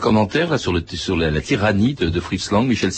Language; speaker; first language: French; native; French